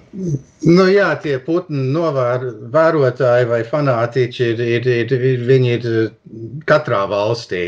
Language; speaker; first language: Latvian; early bilingual, heritage; Latvian